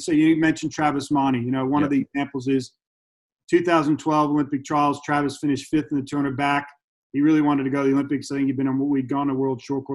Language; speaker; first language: English; native; English